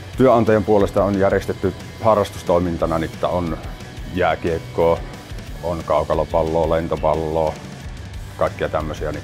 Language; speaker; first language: Finnish; native; Finnish